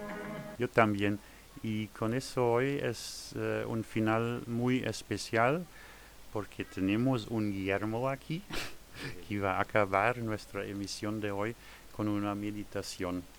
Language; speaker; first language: Spanish; non-native, learner; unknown